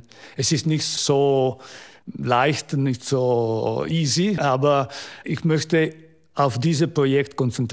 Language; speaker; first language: German; non-native, local second language; Italian